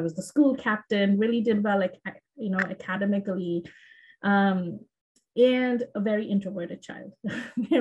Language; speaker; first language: English; non-native, local second language; Bangla